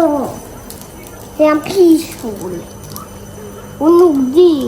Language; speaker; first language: Albanian; early bilingual, heritage; Albanian